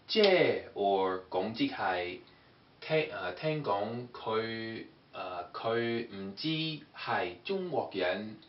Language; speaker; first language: Cantonese; non-native, learner; English